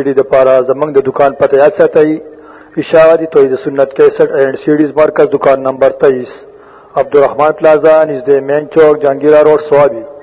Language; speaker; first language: Urdu; non-native, local second language; Punjabi